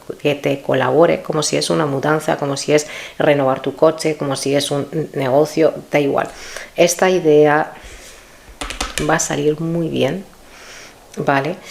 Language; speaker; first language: Spanish; native; Spanish